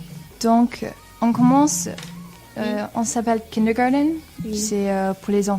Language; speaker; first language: French; non-native, learner; English